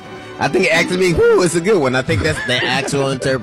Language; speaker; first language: English; native; English